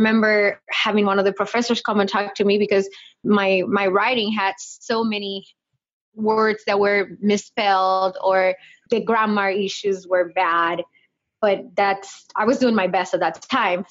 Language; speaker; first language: English; non-native, fluent; Spanish